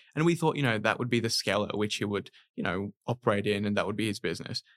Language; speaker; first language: English; native; English